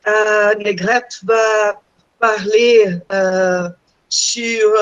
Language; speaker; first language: French; non-native, fluent; Portuguese